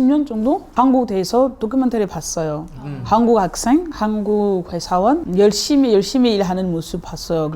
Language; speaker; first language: Korean; non-native, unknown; French